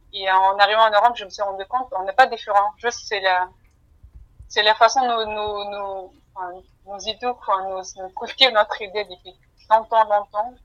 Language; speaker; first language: French; non-native, fluent; Mongolian